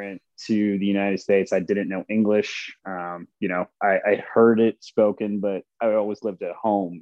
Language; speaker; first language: English; early bilingual, other home language; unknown